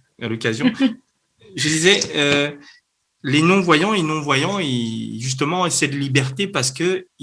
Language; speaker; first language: French; native; French